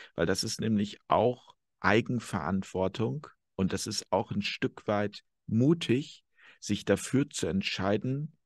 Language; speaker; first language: German; native; German